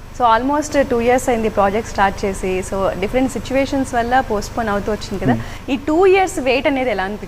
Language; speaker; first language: Telugu; native; Telugu